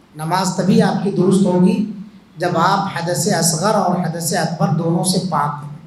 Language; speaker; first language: Urdu; native; Urdu